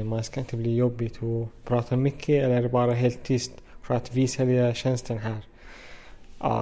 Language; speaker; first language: Swedish; non-native, fluent; Arabic